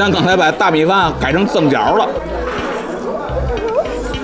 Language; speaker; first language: Chinese; native; Chinese